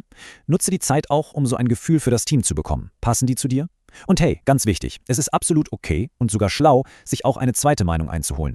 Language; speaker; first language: German; native; German